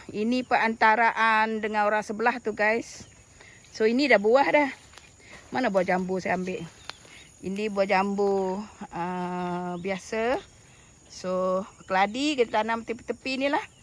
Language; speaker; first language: Malay; non-native, local second language; Iban